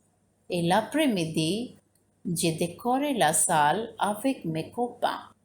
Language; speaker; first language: French; non-native, fluent; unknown